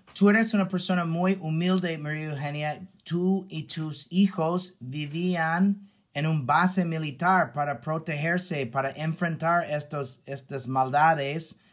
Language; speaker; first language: Spanish; non-native, fluent; English